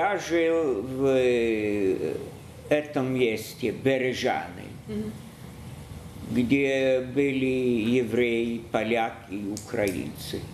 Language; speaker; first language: Ukrainian; non-native, local second language; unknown